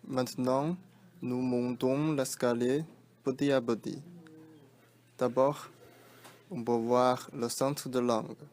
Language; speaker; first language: French; non-native, learner; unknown